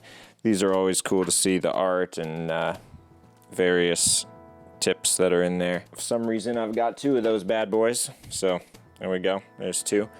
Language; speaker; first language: English; native; English